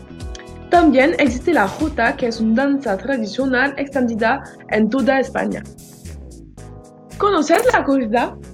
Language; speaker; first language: Spanish; non-native, learner; French